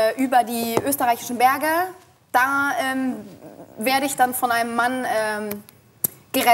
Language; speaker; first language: German; native; German